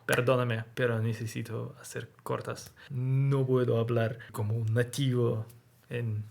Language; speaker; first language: Spanish; non-native, learner; Russian